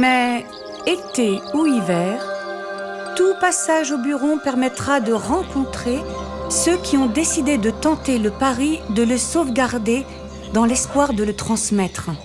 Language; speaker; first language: French; native; French